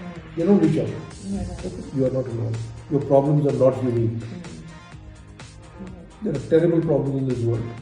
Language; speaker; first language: English; non-native, local second language; Hindi